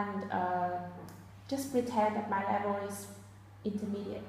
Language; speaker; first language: English; non-native, fluent; Vietnamese